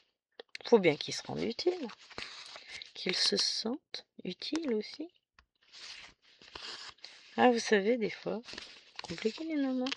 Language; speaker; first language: French; native; French